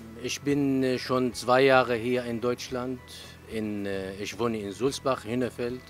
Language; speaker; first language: German; non-native, learner; Arabic